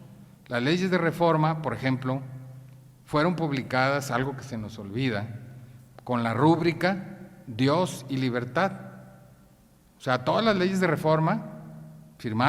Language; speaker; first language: Spanish; native; Spanish